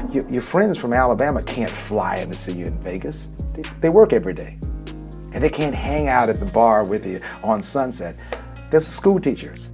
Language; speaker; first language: English; native; English